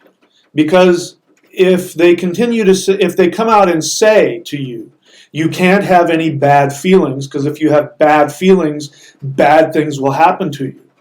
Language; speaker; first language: English; native; English